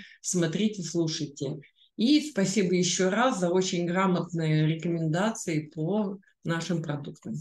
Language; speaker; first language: Russian; native; Russian